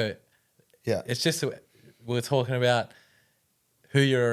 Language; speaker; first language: English; native; English